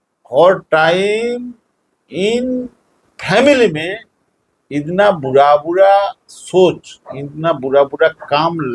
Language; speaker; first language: Hindi; non-native, local second language; Bangla